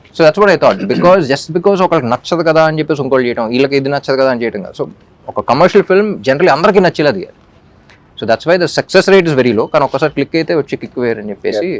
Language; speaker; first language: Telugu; native; Telugu